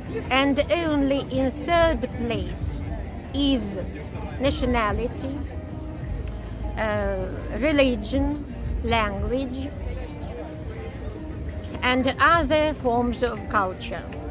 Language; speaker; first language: English; non-native, fluent; Russian